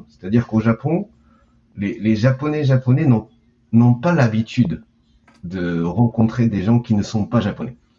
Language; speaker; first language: French; early bilingual, heritage; French